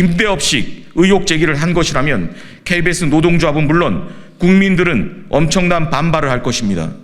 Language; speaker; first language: Korean; native; Korean